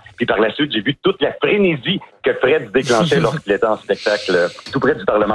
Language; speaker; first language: French; native; French